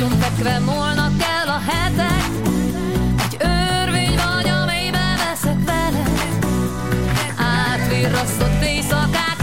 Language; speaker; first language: Hungarian; native; Hungarian